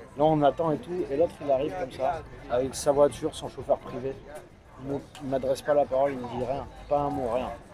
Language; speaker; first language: French; native; French